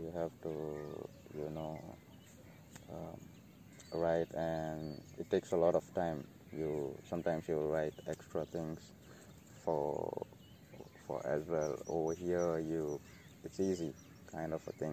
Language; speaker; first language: English; non-native, local second language; Konkani